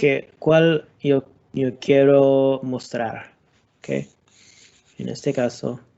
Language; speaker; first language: Spanish; non-native, learner; English